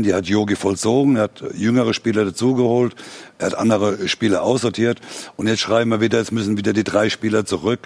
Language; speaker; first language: German; native; German